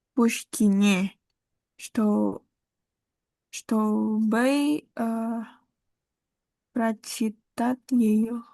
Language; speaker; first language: Russian; non-native, learner; Indonesian